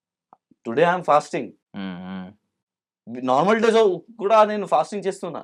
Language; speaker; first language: Telugu; non-native, local second language; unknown